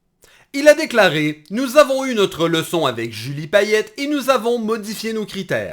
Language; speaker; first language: French; native; French